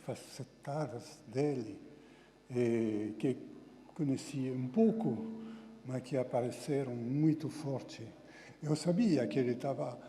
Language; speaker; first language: Portuguese; non-native, fluent; French